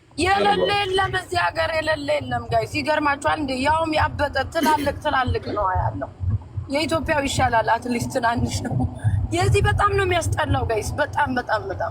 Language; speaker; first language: Amharic; native; Amharic